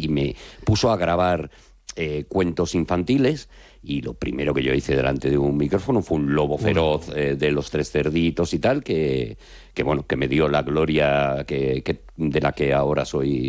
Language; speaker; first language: Spanish; native; Spanish